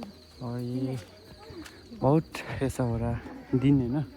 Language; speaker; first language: Hindi; non-native, local second language; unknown